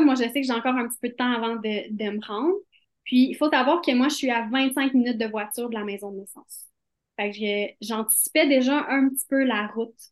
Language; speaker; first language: French; native; French